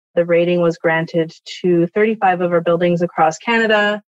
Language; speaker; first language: English; native; English